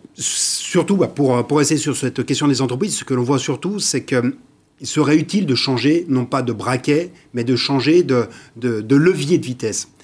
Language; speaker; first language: French; native; French